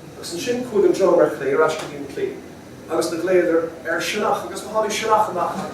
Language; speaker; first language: Irish; non-native, local second language; English